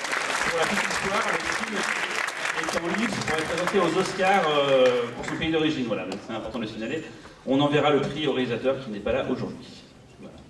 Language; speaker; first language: French; native; French